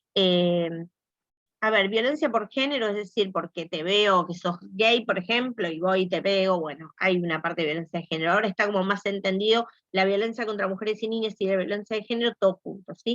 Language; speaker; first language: Spanish; native; Spanish